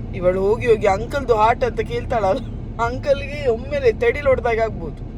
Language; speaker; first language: Kannada; non-native, local second language; Tulu